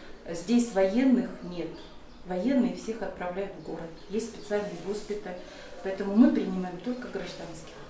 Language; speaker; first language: Russian; native; Russian